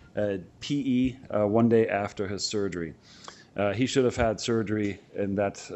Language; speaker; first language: English; non-native, fluent; German